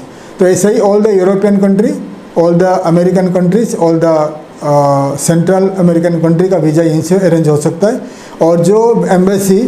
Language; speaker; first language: Hindi; non-native, local second language; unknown